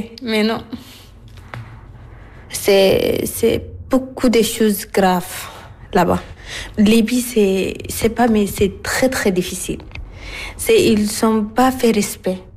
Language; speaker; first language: French; non-native, learner; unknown